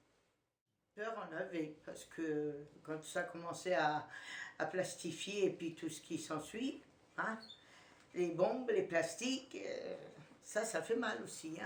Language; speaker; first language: French; native; French